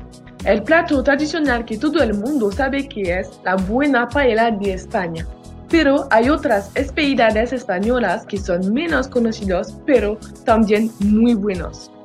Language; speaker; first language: Spanish; non-native, learner; French